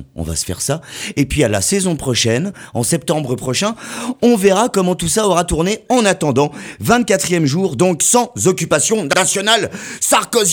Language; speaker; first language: French; native; French